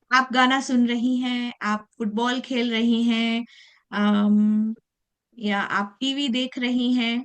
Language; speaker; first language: Hindi; non-native, fluent; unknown